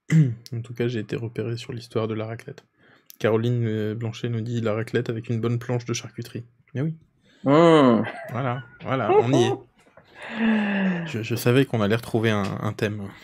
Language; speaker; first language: French; native; French